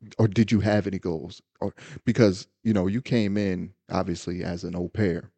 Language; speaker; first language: English; native; English